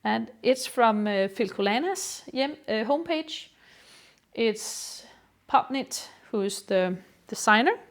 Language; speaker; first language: English; non-native, fluent; Danish